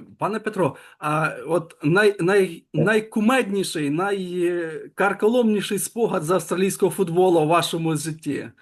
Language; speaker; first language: Ukrainian; native; Ukrainian